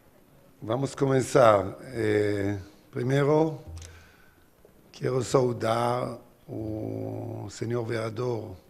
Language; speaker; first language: Portuguese; non-native, learner; Hebrew